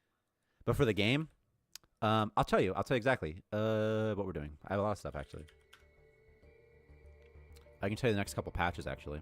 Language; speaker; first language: English; native; English